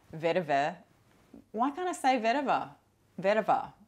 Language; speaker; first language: English; native; English